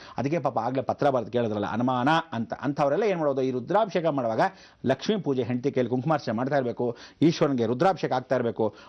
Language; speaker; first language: Kannada; native; Kannada